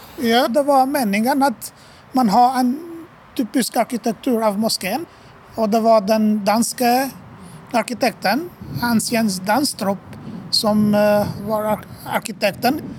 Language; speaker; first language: Swedish; non-native, fluent; Arabic